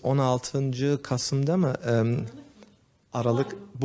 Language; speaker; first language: Turkish; early bilingual, heritage; Turkish